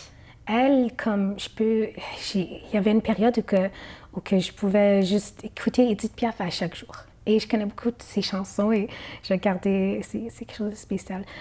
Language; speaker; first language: French; non-native, fluent; Arabic